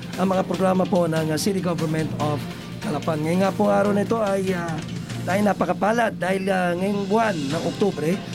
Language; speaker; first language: Filipino; native; Filipino